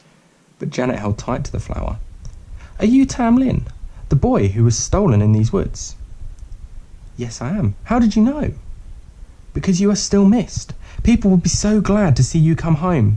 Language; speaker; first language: English; native; English